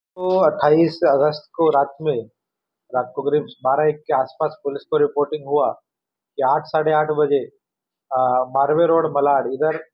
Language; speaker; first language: Hindi; non-native, local second language; Marathi